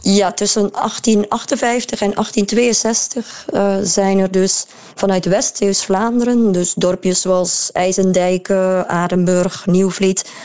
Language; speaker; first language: Dutch; native; Dutch